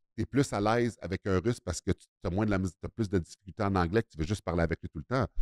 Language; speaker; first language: French; native; French